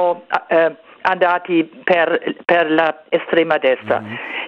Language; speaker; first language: Italian; non-native, fluent; German